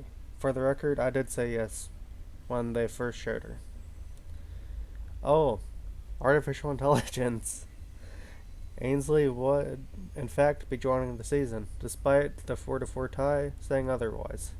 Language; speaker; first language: English; native; English